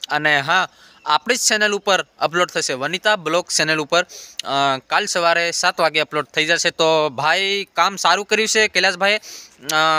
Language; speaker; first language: Gujarati; non-native, local second language; Bhili